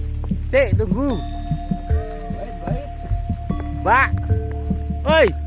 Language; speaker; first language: Indonesian; non-native, local second language; Javanese